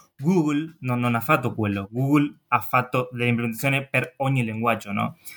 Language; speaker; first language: Italian; non-native, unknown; Spanish